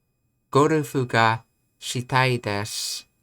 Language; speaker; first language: Japanese; non-native, learner; English